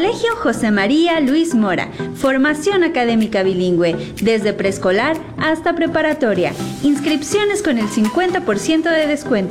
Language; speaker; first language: Spanish; native; Spanish